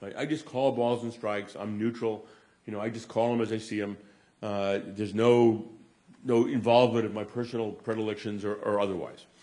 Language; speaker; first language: English; native; English